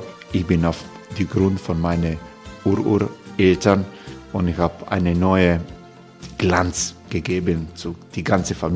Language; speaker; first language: German; non-native, learner; Croatian